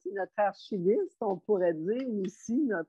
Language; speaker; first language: French; native; French